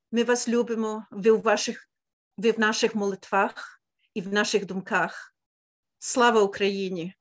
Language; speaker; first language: Ukrainian; early bilingual, heritage; Ukrainian